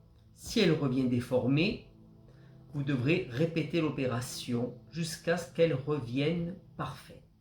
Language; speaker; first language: French; native; French